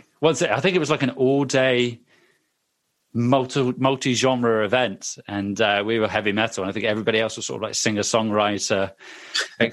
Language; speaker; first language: English; native; English